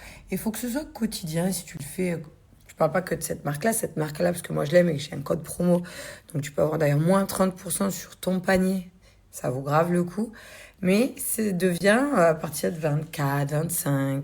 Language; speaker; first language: French; native; French